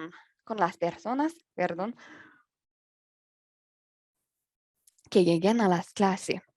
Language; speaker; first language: Spanish; non-native, learner; French